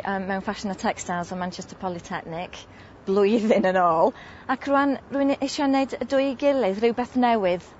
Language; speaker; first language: Welsh; non-native, local second language; English